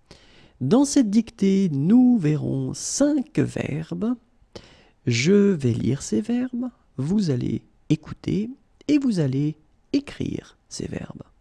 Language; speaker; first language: French; native; French